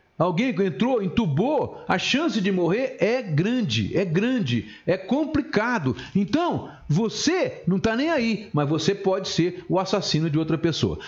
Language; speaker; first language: Portuguese; native; Portuguese